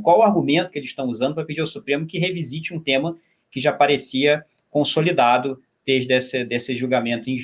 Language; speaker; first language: Portuguese; native; Portuguese